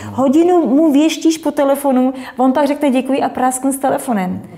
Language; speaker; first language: Czech; native; Czech